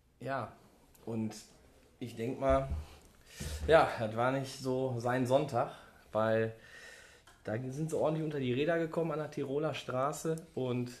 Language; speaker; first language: German; native; German